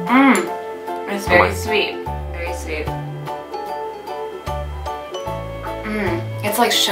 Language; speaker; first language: English; early bilingual, other home language; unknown